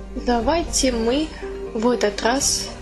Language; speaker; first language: Russian; native; Russian